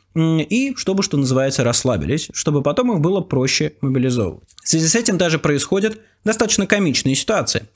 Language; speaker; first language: Russian; native; Russian